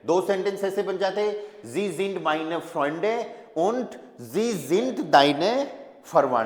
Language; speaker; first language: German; non-native, fluent; Hindi